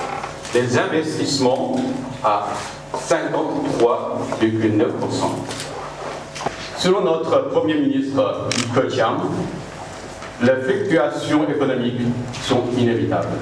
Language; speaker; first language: French; non-native, fluent; Chinese